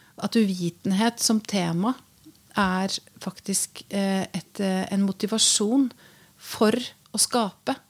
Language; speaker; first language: Norwegian; native; Norwegian